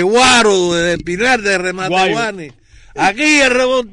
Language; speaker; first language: Spanish; native; Spanish